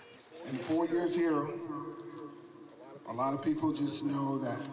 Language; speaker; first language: English; native; English